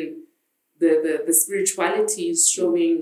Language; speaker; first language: English; non-native, local second language; Zulu